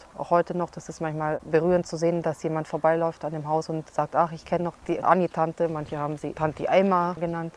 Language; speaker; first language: German; early bilingual, other home language; Hungarian